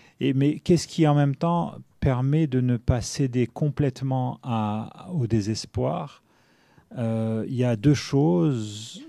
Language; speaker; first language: French; non-native, local second language; Arabic